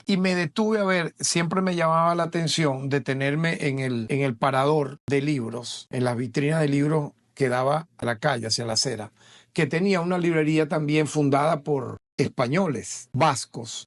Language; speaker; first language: Spanish; native; Spanish